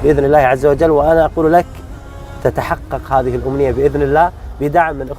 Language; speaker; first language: Arabic; native; Arabic